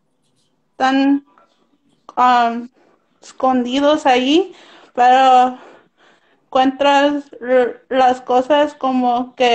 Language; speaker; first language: Spanish; early bilingual, heritage; Spanish